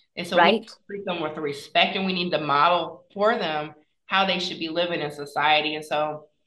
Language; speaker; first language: English; native; English